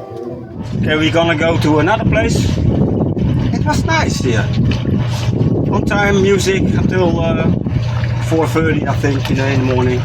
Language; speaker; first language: English; non-native, fluent; Dutch